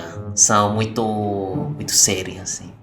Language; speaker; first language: Portuguese; non-native, learner; Indonesian